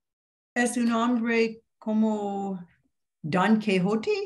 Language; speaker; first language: Spanish; non-native, learner; English